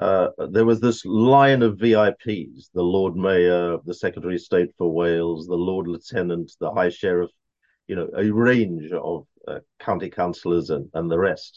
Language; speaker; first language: English; native; English